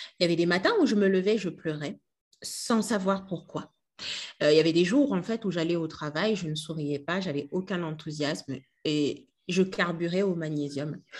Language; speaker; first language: French; non-native, local second language; Lingala